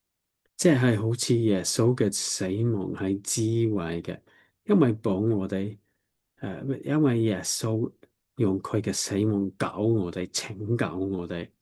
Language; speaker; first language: Cantonese; non-native, learner; English